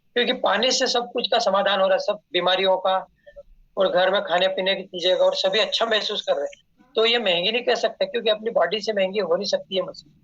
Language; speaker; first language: Hindi; native; Hindi